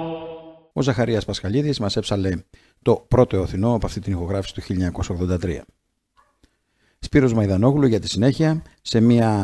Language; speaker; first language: Greek; native; Greek